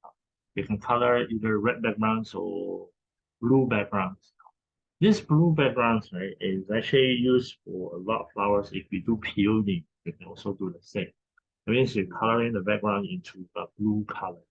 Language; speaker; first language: English; non-native, fluent; Chinese